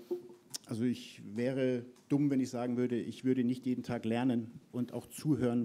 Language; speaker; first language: German; native; German